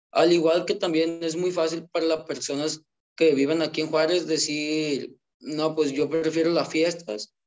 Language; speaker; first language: Spanish; native; Spanish